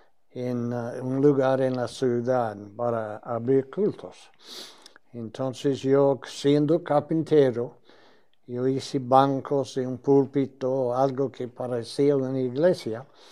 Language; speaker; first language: Spanish; non-native, fluent; English